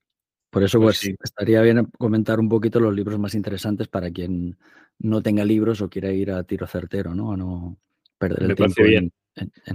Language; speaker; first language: Spanish; native; Spanish